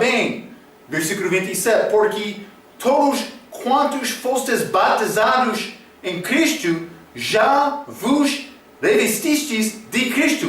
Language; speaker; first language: Portuguese; non-native, learner; English